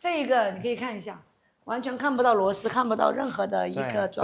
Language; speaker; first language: Chinese; native; Chinese